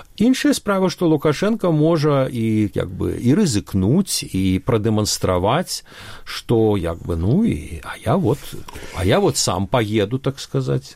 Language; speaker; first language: Belarusian; non-native, local second language; Russian